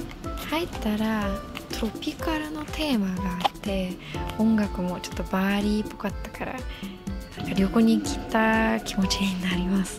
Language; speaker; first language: Japanese; non-native, fluent; English